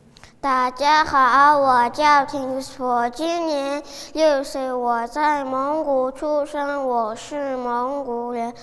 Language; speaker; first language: Chinese; non-native, learner; Mongolian